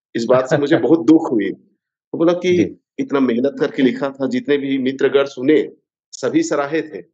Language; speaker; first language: Hindi; native; Hindi